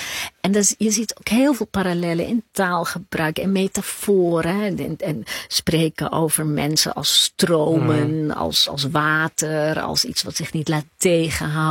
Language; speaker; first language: Dutch; native; Dutch